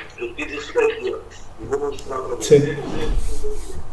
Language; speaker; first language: Portuguese; native; Portuguese